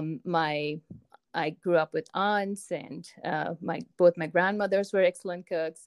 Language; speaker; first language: English; non-native, local second language; Tamil